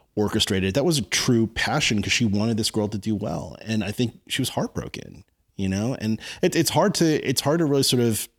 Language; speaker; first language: English; native; English